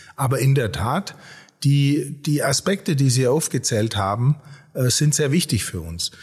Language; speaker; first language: German; native; German